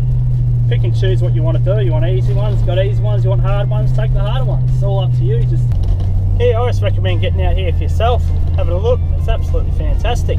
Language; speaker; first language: English; native; English